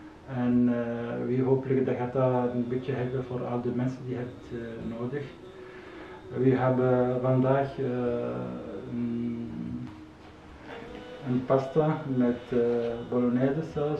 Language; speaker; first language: Dutch; non-native, learner; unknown